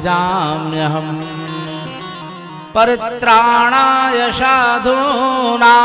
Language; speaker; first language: Hindi; native; Hindi